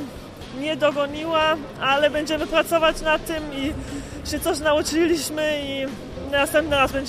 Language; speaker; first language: Polish; early bilingual, heritage; Polish